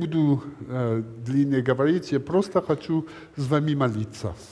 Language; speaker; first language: Russian; non-native, learner; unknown